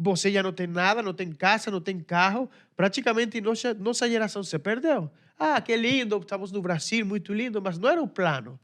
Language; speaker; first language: Portuguese; non-native, fluent; Spanish